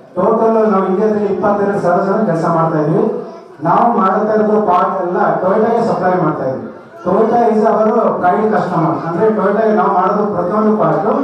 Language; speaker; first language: Kannada; non-native, local second language; Telugu